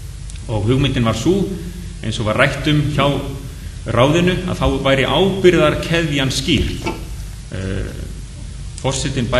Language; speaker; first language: Icelandic; native; Icelandic